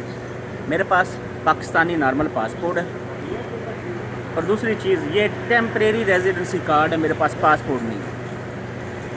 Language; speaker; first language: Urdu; non-native, local second language; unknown